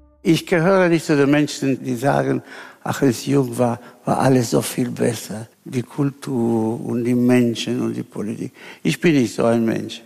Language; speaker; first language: German; non-native, fluent; Spanish